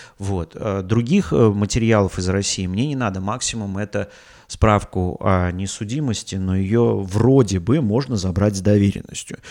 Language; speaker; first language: Russian; native; Russian